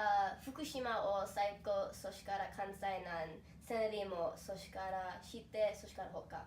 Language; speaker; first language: Japanese; non-native, learner; English